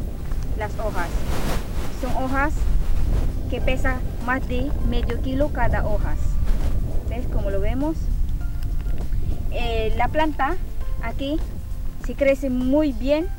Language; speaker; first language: Spanish; non-native, fluent; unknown